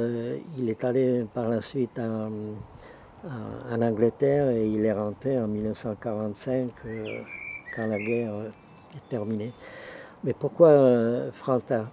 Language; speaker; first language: French; non-native, fluent; Czech